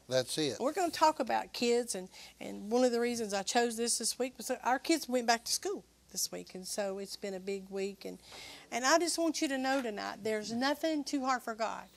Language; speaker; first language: English; native; English